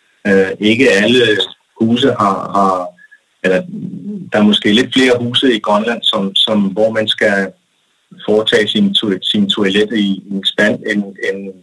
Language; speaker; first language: Danish; non-native, local second language; Kalaallisut